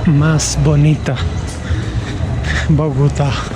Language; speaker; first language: Spanish; non-native, learner; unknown